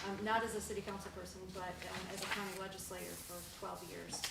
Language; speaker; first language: English; native; English